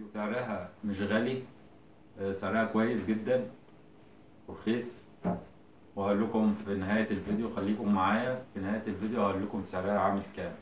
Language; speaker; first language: Arabic; native; Arabic